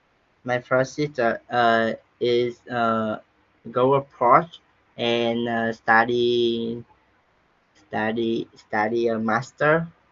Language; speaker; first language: English; non-native, learner; Vietnamese